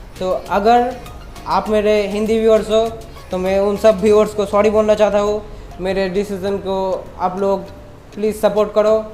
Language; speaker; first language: Hindi; non-native, local second language; Bangla